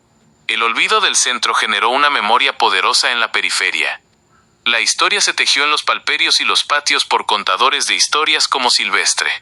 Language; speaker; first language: Spanish; native; Spanish